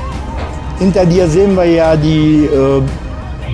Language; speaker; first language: German; native; German